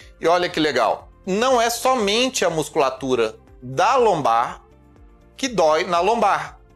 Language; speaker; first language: Portuguese; native; Portuguese